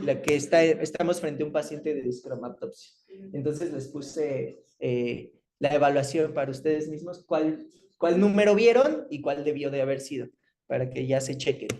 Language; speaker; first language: Spanish; native; Spanish